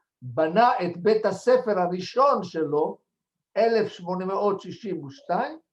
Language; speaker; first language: Hebrew; non-native, fluent; French